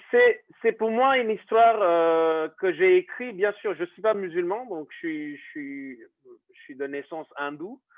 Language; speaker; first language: French; non-native, fluent; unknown